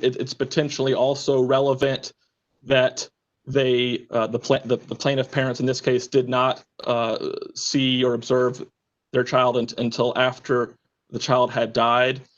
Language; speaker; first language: English; native; English